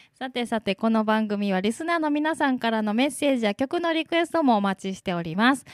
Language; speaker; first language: Japanese; native; Japanese